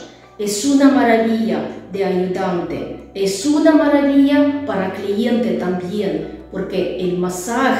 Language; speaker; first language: Spanish; non-native, fluent; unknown